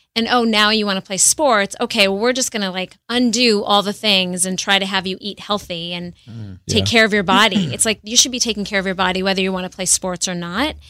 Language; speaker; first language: English; native; English